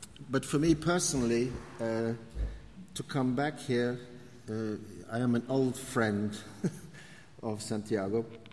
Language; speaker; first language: English; native; English